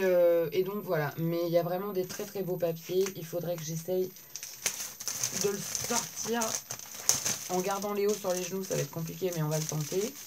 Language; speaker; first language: French; native; French